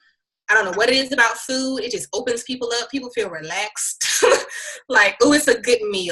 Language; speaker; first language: English; native; English